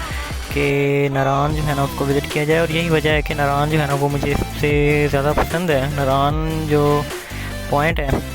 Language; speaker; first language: Urdu; native; Urdu